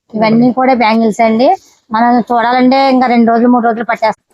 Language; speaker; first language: Telugu; native; Telugu